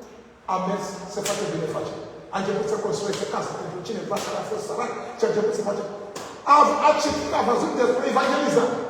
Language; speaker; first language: Romanian; non-native, learner; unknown